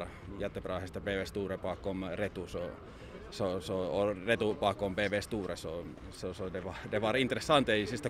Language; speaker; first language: Swedish; non-native, learner; Finnish